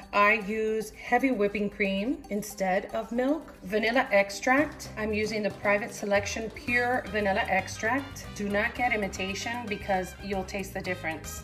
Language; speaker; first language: English; early bilingual, other home language; Spanish